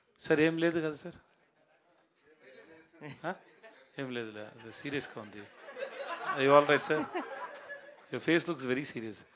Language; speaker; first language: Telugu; non-native, learner; Tamil